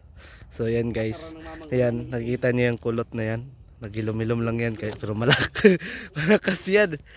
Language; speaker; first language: Filipino; non-native, local second language; Cebuano